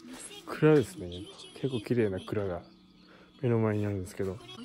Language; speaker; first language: Japanese; native; Japanese